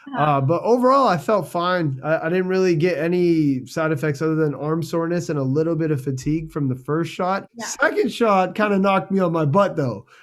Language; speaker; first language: English; early bilingual, other home language; Hindi